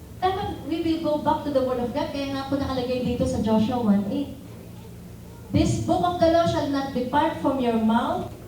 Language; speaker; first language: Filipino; native; Filipino